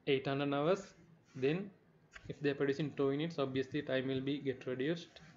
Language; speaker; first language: English; non-native, local second language; Sinhala